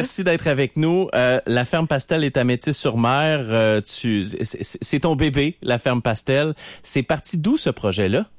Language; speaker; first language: French; native; French